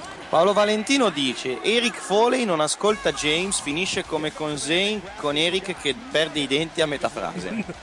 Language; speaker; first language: Italian; native; Italian